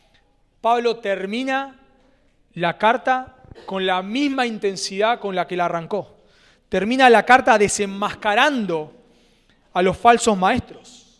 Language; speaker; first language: Spanish; native; Spanish